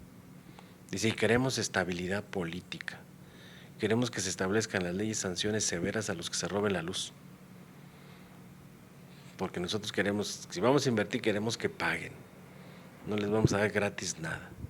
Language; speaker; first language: Spanish; native; Spanish